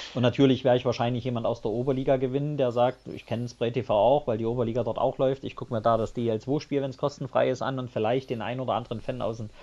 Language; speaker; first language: German; native; German